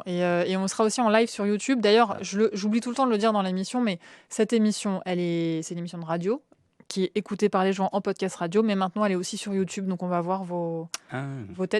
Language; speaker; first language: French; native; French